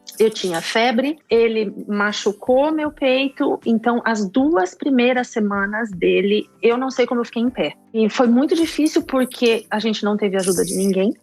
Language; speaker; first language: Portuguese; native; Portuguese